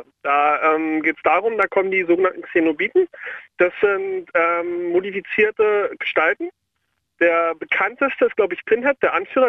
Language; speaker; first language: German; native; German